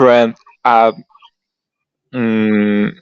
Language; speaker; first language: English; non-native, learner; Chinese